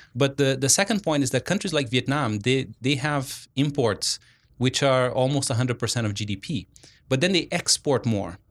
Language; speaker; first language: English; non-native, fluent; Portuguese